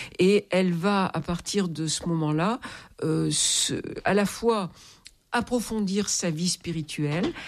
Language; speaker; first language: French; native; French